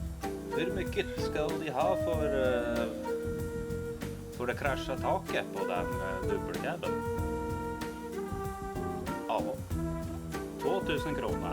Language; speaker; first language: Swedish; non-native, learner; Norwegian